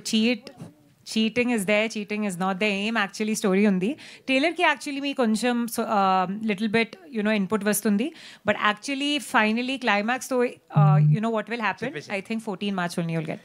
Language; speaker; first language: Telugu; non-native, learner; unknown